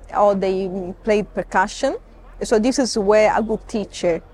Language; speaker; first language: English; non-native, fluent; Italian